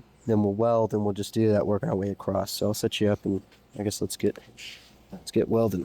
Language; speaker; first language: English; native; English